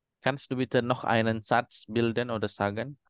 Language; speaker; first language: German; non-native, fluent; Indonesian